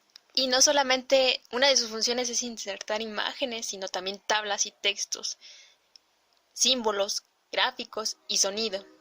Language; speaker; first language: Spanish; native; Spanish